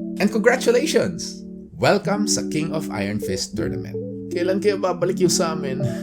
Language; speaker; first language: Filipino; native; Filipino